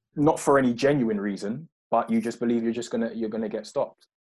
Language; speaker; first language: English; native; English